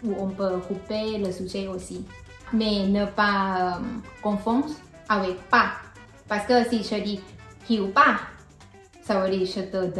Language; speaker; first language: French; non-native, learner; Thai